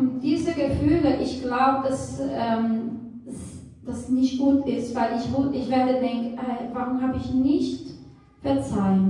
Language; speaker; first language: German; non-native, fluent; Portuguese